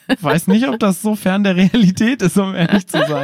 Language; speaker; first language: German; native; German